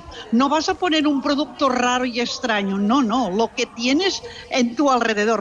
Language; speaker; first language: Spanish; non-native, local second language; Catalan